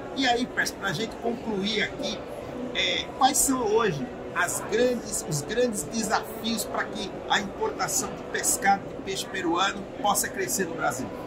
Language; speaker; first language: Portuguese; native; Portuguese